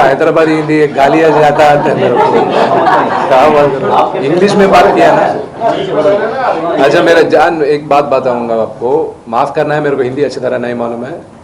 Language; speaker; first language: Hindi; non-native, local second language; Telugu